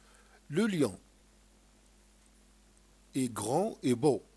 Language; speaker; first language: French; non-native, local second language; Arabic